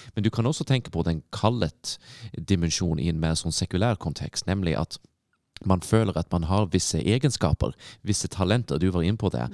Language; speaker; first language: Norwegian; non-native, fluent; English